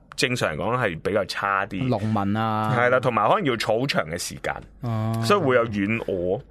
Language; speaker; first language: Cantonese; native; Cantonese